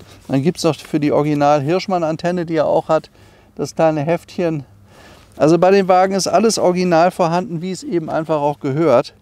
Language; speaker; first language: German; native; German